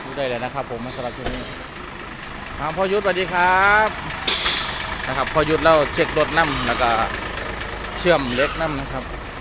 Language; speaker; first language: Thai; native; Thai